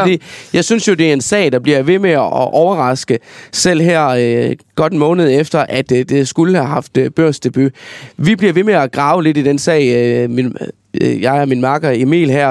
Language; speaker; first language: Danish; native; Danish